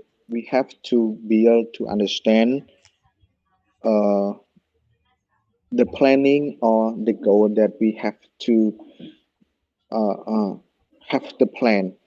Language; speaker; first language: English; non-native, learner; Khmer